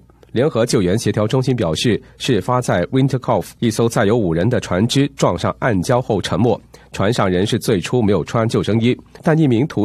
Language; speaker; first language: Chinese; native; Chinese